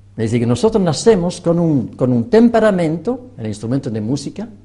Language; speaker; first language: Spanish; non-native, fluent; French